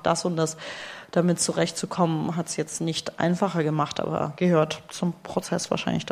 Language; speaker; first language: German; early bilingual, other home language; Russian